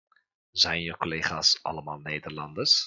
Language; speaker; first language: Dutch; non-native, fluent; Turkish